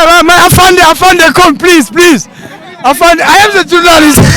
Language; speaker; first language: English; non-native, learner; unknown